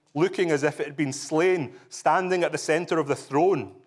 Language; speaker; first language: English; native; English